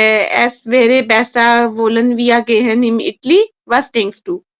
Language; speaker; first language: German; non-native, learner; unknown